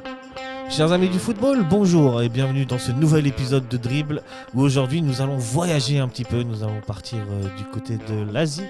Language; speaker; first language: French; native; French